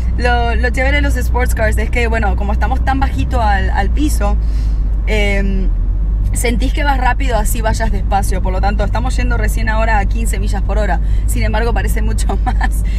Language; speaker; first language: Spanish; early bilingual, heritage; Spanish